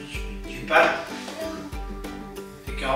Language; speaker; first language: French; native; French